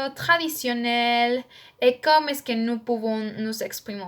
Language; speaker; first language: French; non-native, learner; Spanish